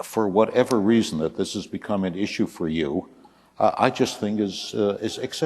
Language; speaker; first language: English; native; English